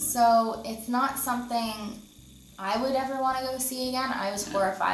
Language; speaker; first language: English; native; English